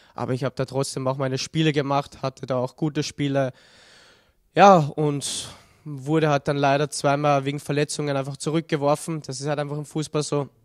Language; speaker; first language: German; native; German